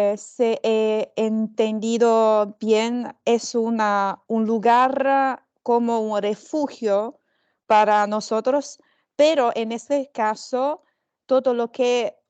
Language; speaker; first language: Spanish; non-native, learner; Chinese